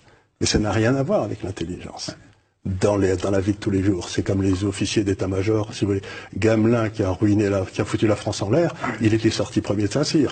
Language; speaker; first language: French; native; French